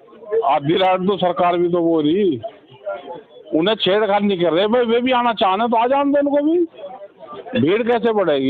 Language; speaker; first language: Hindi; native; Hindi